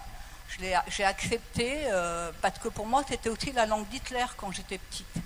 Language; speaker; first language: French; native; French